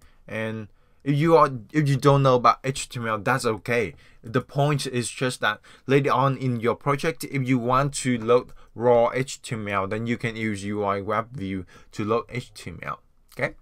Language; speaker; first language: English; non-native, fluent; Vietnamese